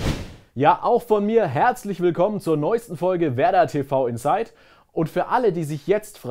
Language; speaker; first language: German; native; German